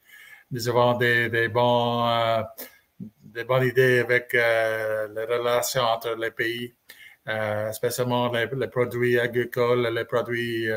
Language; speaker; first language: French; non-native, learner; English